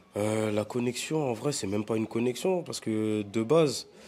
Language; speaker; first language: French; native; French